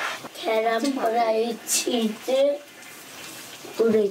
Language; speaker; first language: Korean; early bilingual, other home language; Mongolian